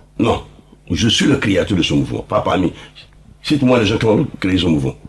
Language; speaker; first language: French; non-native, local second language; Lingala